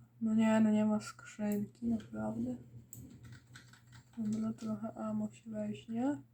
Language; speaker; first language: Polish; native; Polish